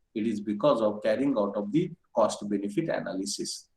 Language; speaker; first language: English; non-native, local second language; Marathi